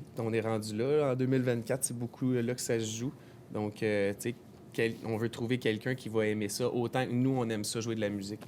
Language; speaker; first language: French; native; French